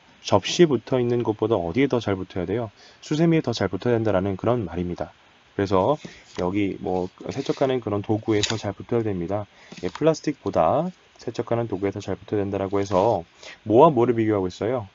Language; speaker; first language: Korean; native; Korean